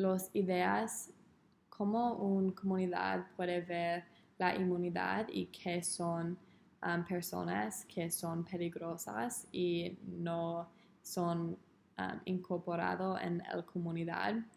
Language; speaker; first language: Spanish; non-native, learner; English